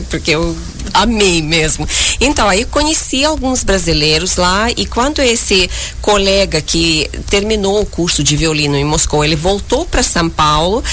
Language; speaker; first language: Portuguese; non-native, fluent; Russian